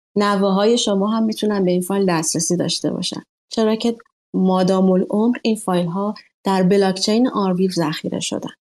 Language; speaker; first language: Persian; native; Persian